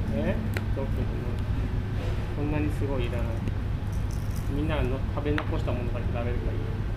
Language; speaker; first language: Japanese; native; Japanese